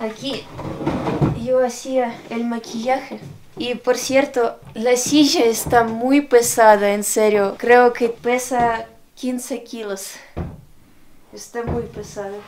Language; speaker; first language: Spanish; non-native, fluent; Ukrainian